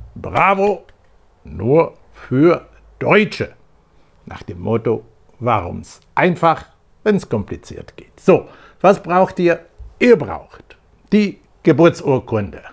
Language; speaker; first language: German; non-native, fluent; Polish